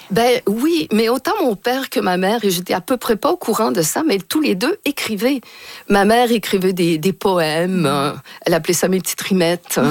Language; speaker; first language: French; native; French